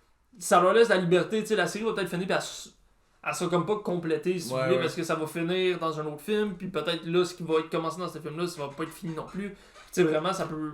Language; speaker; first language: French; native; French